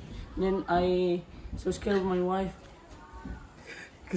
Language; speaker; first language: English; non-native, learner; Indonesian